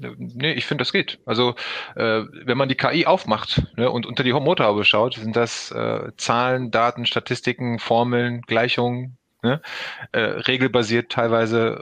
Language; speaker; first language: German; early bilingual, other home language; Turkish